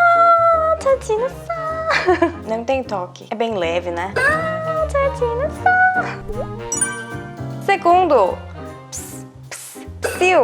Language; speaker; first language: Portuguese; non-native, fluent; Korean